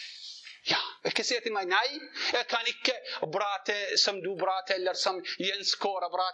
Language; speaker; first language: Swedish; non-native, learner; Arabic